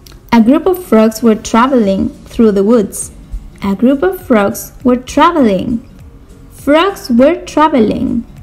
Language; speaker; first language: English; non-native, fluent; Spanish